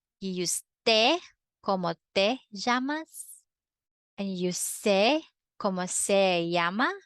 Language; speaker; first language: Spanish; non-native, fluent; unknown